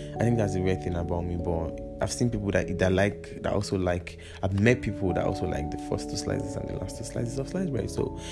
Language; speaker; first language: English; non-native, local second language; Yoruba